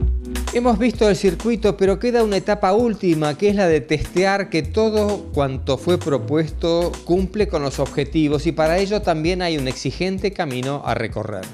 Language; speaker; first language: Spanish; native; Spanish